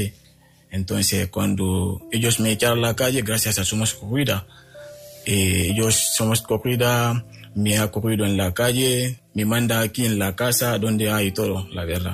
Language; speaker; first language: Spanish; non-native, local second language; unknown